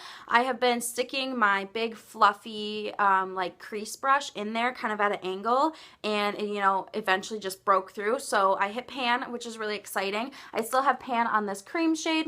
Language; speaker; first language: English; native; English